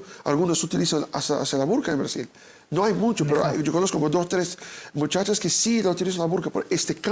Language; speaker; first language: Spanish; non-native, fluent; Portuguese